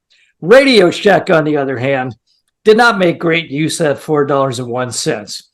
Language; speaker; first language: English; native; English